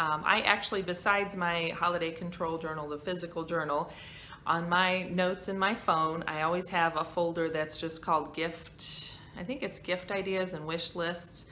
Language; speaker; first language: English; native; English